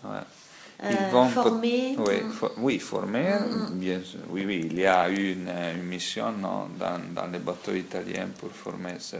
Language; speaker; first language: French; non-native, fluent; Italian